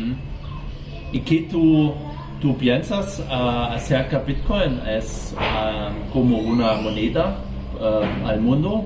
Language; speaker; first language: Spanish; non-native, learner; German